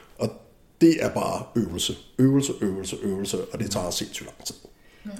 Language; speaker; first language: Danish; native; Danish